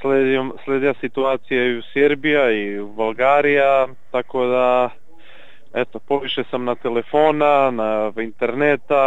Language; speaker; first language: Bulgarian; non-native, learner; Serbian